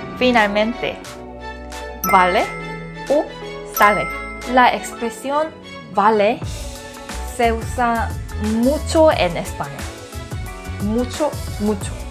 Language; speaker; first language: Spanish; non-native, learner; Korean